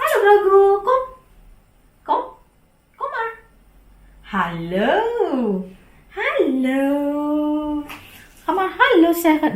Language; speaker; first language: Dutch; non-native, fluent; Indonesian